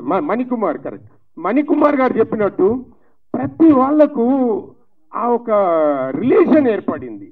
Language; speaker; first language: Telugu; native; Telugu